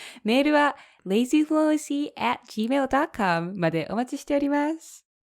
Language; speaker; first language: Japanese; native; Japanese